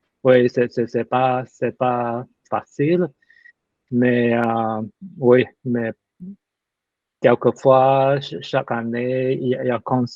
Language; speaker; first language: French; non-native, learner; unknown